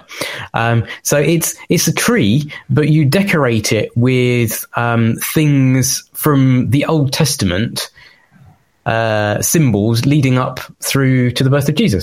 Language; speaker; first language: English; native; English